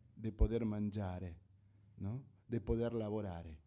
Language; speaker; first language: Italian; non-native, fluent; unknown